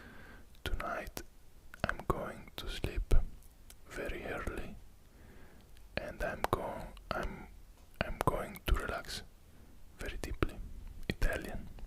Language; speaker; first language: English; non-native, fluent; Italian